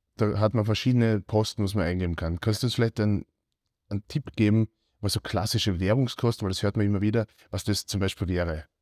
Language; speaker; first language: German; native; German